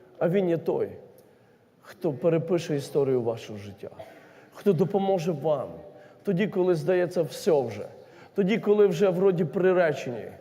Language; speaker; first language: Ukrainian; native; Ukrainian